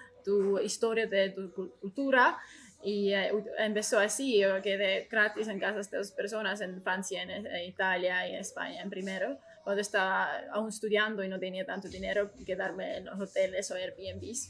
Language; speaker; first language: Spanish; non-native, learner; Estonian